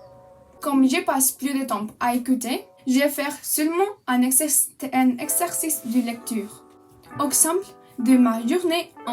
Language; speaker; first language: French; non-native, learner; Spanish